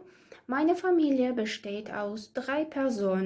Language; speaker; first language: German; non-native, learner; Azerbaijani